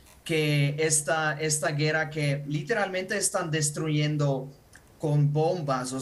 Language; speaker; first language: Spanish; non-native, fluent; Ukrainian